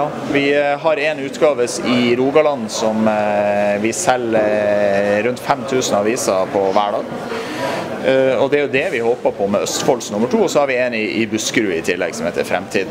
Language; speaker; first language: Norwegian; native; Norwegian